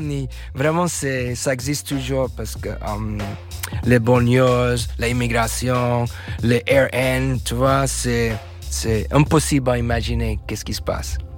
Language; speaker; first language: French; non-native, fluent; English